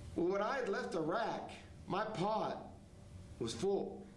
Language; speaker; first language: English; native; English